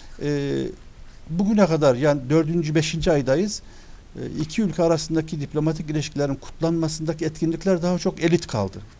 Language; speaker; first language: Turkish; early bilingual, other home language; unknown